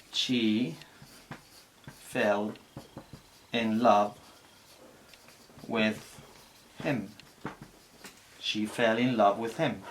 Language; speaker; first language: English; non-native, fluent; Spanish